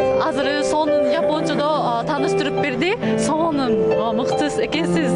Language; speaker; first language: Kyrgyz; non-native, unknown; Japanese